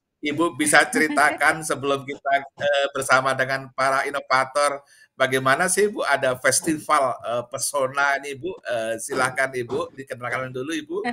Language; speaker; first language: Indonesian; native; Indonesian